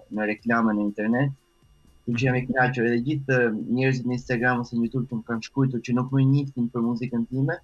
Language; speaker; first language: Albanian; early bilingual, heritage; French